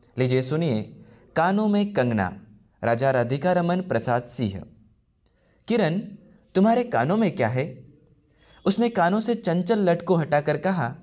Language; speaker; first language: Hindi; non-native, local second language; Marathi